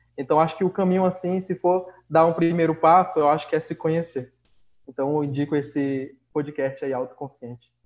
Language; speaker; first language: Portuguese; native; Portuguese